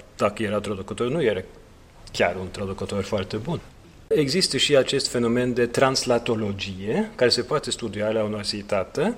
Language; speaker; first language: Romanian; non-native, fluent; Norwegian